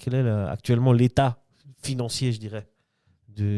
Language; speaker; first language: French; native; French